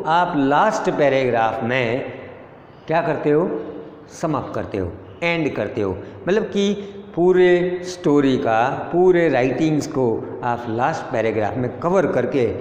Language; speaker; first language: Hindi; non-native, local second language; Gujarati